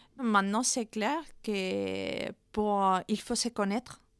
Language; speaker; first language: French; non-native, fluent; Spanish